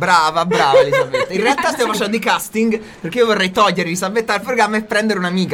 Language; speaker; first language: Italian; native; Italian